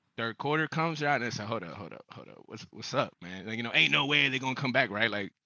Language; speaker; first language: English; early bilingual, other home language; Spanish